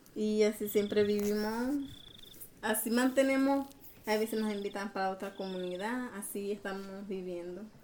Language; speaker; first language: Spanish; non-native, local second language; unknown